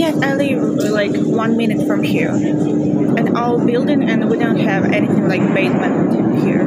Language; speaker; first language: English; non-native, learner; Ukrainian